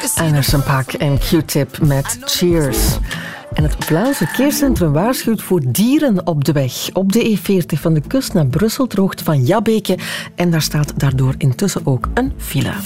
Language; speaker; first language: Dutch; native; Dutch